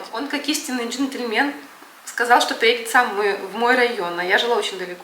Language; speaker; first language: Russian; native; Russian